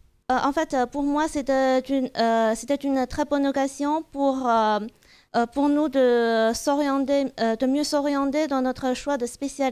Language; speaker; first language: French; non-native, fluent; Chinese